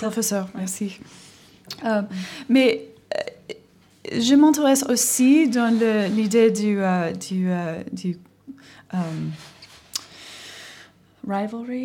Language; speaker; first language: French; non-native, learner; English